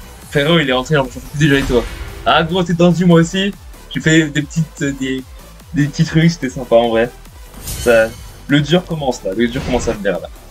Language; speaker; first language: French; native; French